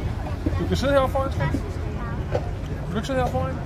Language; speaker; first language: Danish; native; Danish